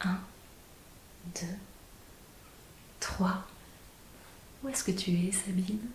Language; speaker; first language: French; native; French